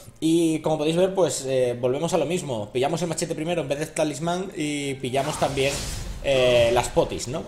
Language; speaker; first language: Spanish; native; Spanish